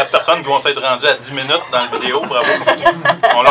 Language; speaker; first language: French; native; French